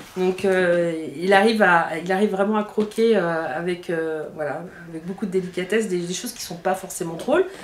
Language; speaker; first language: French; native; French